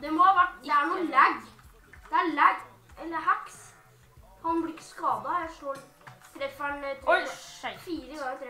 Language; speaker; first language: Norwegian; native; Norwegian